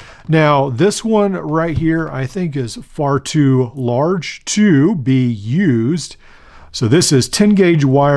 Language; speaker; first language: English; native; English